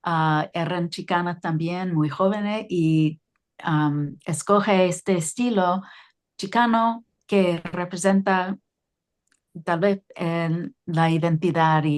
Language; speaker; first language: Spanish; non-native, learner; English